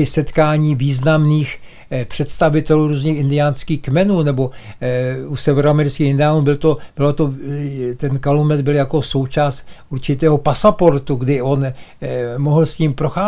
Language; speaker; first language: Czech; native; Czech